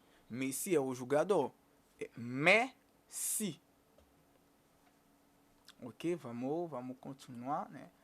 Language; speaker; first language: Portuguese; non-native, fluent; Haitian Creole